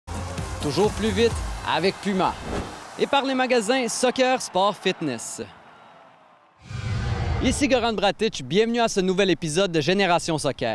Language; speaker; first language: French; native; French